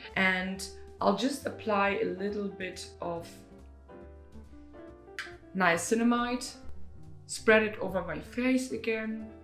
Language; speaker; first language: English; non-native, fluent; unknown